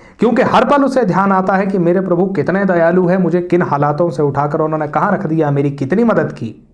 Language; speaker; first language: Hindi; native; Hindi